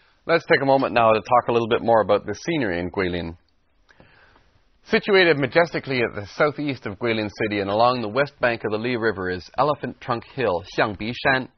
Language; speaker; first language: English; native; English